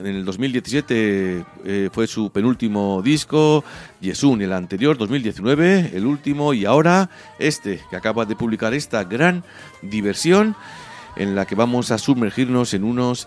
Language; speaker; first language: Spanish; native; Spanish